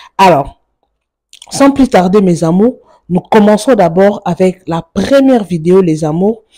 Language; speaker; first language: French; non-native, local second language; Lingala